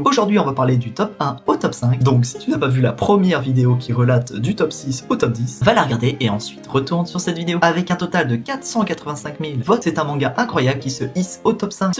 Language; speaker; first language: French; native; French